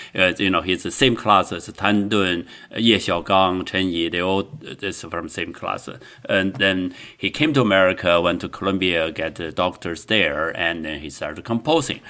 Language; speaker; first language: English; non-native, fluent; Chinese